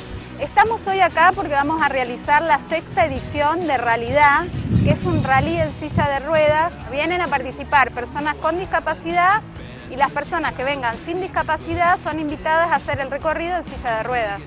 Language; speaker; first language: Spanish; native; Spanish